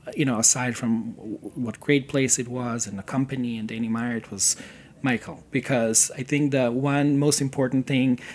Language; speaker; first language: English; non-native, fluent; Serbian